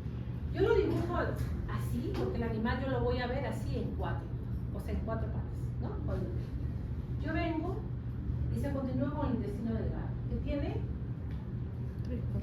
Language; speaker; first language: Spanish; native; Spanish